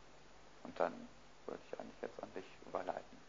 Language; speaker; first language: German; native; German